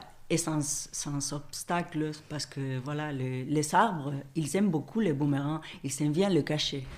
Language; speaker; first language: French; non-native, fluent; Spanish